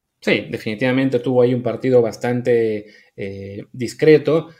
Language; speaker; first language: Spanish; native; Spanish